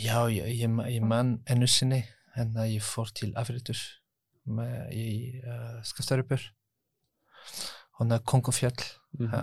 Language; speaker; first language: Icelandic; non-native, learner; French